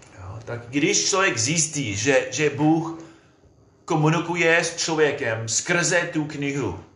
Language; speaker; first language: Czech; non-native, fluent; English